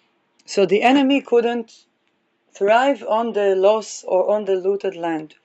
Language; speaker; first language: English; non-native, fluent; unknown